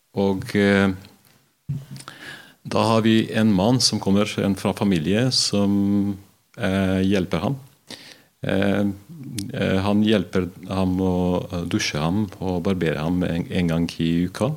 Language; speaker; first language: Norwegian; non-native, fluent; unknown